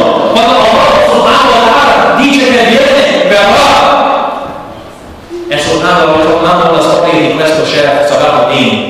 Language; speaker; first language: Italian; non-native, learner; English